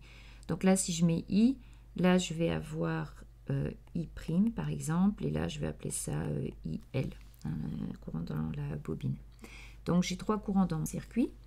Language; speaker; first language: French; native; French